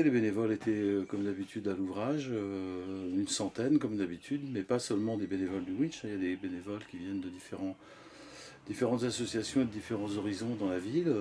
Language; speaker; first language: French; native; French